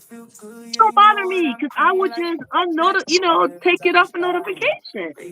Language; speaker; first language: English; native; English